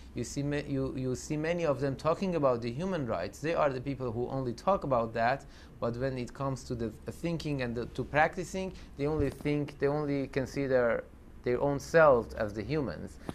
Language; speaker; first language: English; non-native, fluent; Persian